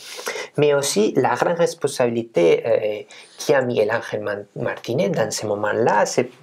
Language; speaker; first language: French; non-native, fluent; Spanish